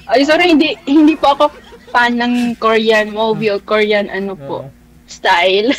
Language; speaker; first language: Filipino; non-native, local second language; Cebuano